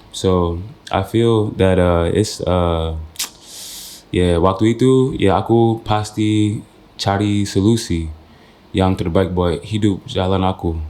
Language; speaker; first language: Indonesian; non-native, fluent; English